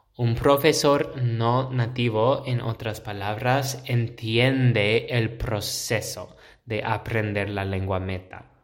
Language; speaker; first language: Spanish; non-native, fluent; English